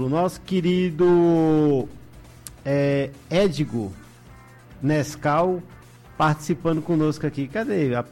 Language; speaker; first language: Portuguese; native; Portuguese